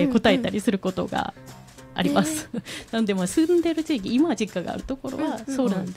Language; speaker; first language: Japanese; non-native, fluent; Korean